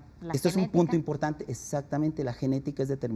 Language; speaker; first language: Spanish; native; Spanish